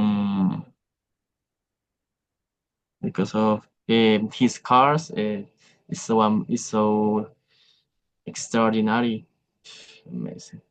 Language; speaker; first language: English; non-native, learner; Spanish